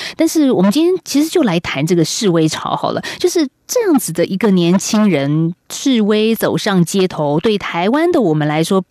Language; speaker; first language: Chinese; native; Chinese